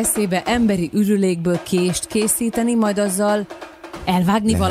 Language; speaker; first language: Hungarian; native; Hungarian